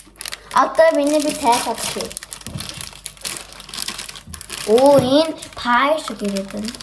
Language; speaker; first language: Mongolian; early bilingual, heritage; Mongolian